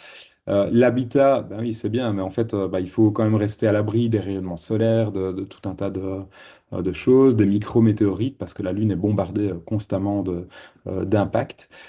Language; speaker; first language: French; native; French